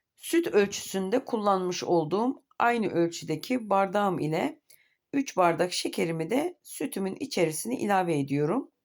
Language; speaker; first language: Turkish; native; Turkish